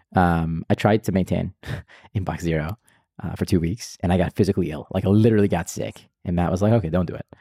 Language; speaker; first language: English; non-native, fluent; Hebrew